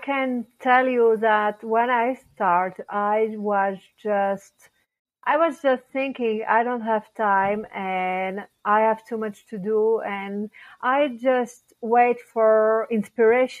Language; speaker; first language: English; non-native, fluent; French